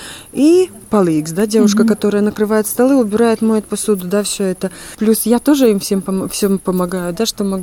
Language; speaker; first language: Russian; non-native, local second language; Latvian